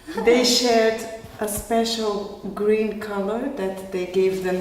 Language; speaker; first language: English; non-native, fluent; Portuguese